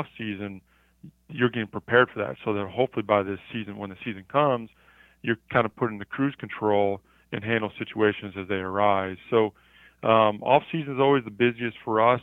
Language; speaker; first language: English; native; English